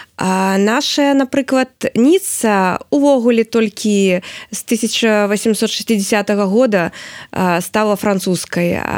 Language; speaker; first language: Belarusian; non-native, local second language; Russian